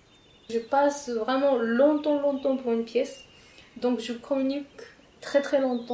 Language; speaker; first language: French; non-native, fluent; Japanese